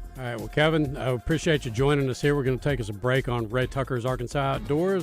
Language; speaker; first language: English; native; English